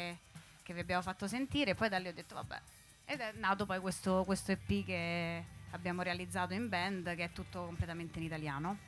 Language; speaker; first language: Italian; native; Italian